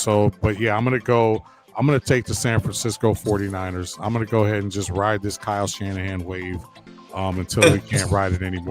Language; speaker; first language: English; native; English